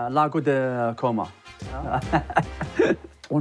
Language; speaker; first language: German; non-native, learner; Arabic